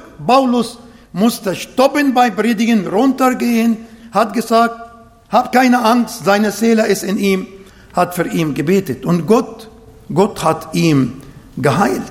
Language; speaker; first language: German; non-native, fluent; Arabic